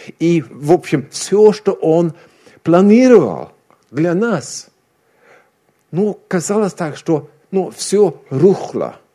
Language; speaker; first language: Russian; non-native, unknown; Swedish